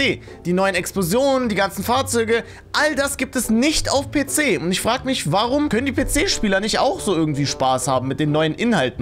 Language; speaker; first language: German; native; German